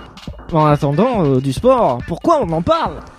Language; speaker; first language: French; native; French